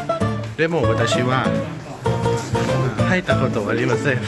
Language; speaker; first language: Japanese; non-native, learner; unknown